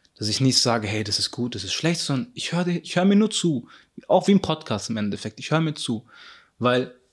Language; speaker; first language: German; early bilingual, other home language; Arabic